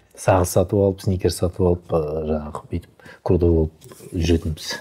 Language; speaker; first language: Kazakh; native; Kazakh